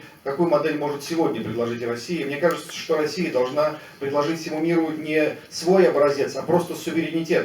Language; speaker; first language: Russian; native; Russian